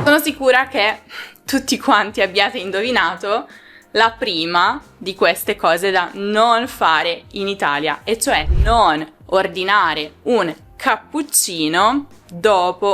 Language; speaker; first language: Italian; native; Italian